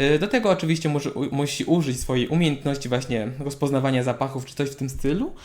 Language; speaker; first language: Polish; native; Polish